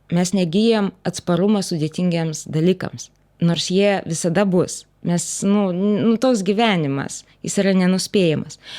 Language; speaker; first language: Lithuanian; non-native, local second language; Russian